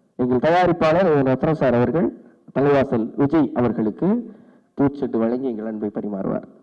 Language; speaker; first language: Tamil; native; Tamil